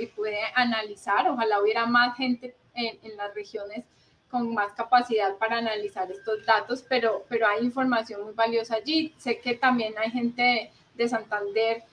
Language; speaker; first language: Spanish; native; Spanish